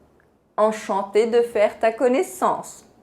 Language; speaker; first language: French; non-native, fluent; Portuguese